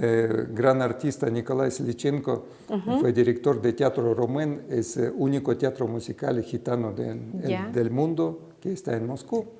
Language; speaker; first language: Spanish; non-native, fluent; Russian